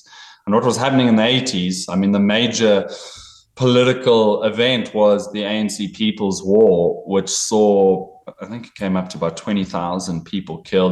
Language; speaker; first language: English; native; English